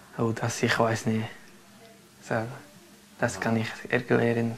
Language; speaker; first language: German; non-native, learner; Spanish